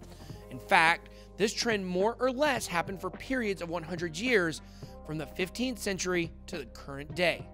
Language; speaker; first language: English; native; English